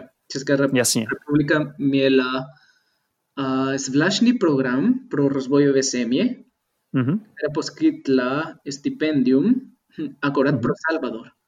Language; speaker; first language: Czech; non-native, fluent; Spanish